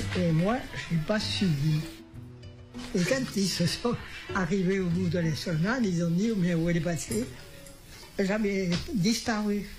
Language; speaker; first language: French; native; French